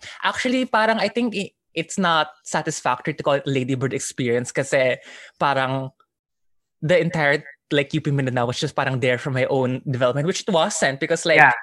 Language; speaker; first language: English; non-native, local second language; Filipino